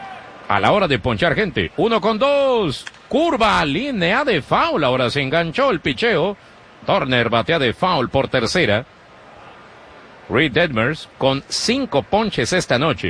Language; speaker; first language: Spanish; native; Spanish